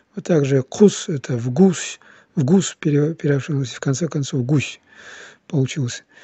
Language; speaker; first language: Russian; non-native, local second language; Kazakh